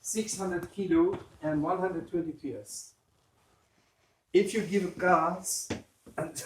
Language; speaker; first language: English; non-native, learner; German